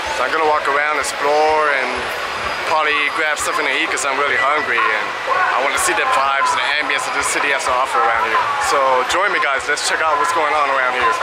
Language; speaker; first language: English; native; English